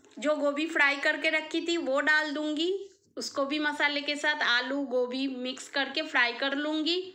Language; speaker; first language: Hindi; non-native, local second language; Bangla